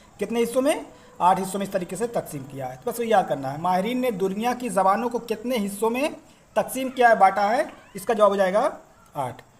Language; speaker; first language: Hindi; native; Hindi